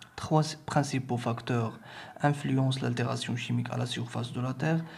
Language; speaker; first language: French; non-native, local second language; Arabic